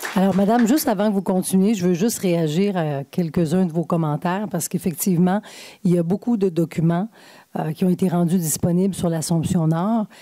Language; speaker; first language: French; native; French